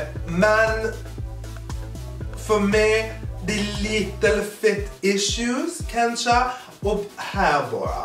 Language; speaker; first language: Swedish; non-native, fluent; English